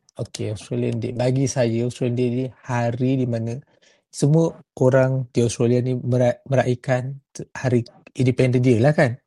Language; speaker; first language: Malay; native; Malay